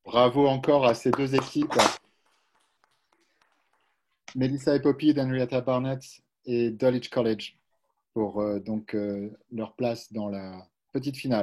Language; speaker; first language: French; native; French